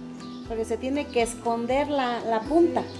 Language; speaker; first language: Spanish; native; Spanish